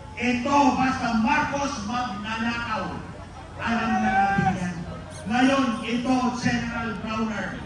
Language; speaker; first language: Filipino; non-native, local second language; Iloko